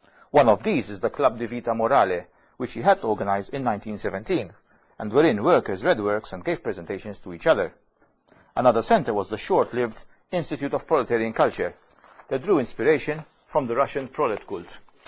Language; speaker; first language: English; non-native, fluent; Maltese